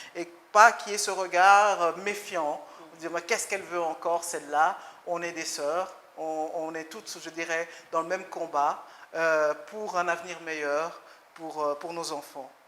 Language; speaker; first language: French; early bilingual, other home language; Lingala